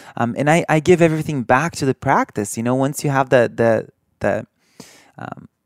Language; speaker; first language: English; early bilingual, other home language; Portuguese